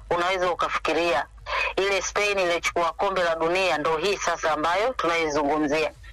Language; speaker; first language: Swahili; non-native, local second language; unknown